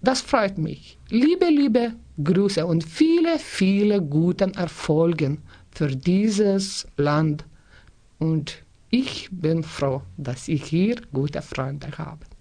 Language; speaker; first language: German; non-native, learner; Lithuanian